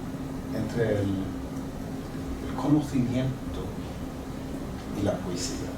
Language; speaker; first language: Spanish; non-native, fluent; Swedish